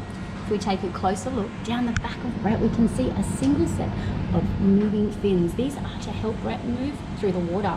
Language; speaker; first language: English; native; English